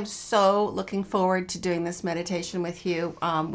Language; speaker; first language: English; native; English